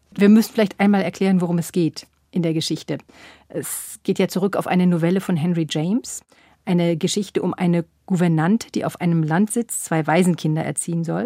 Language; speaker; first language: German; native; German